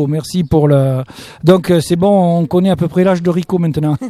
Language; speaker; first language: French; native; French